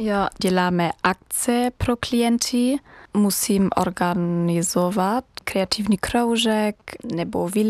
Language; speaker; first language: Czech; non-native, learner; German